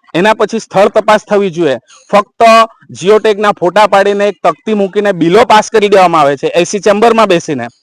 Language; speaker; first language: Gujarati; native; Gujarati